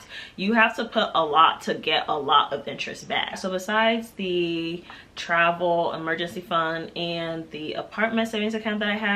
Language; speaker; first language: English; native; English